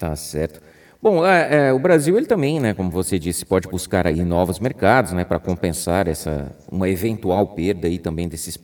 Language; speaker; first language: Portuguese; native; Portuguese